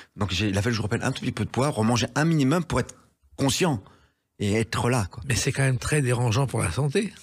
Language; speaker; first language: French; native; French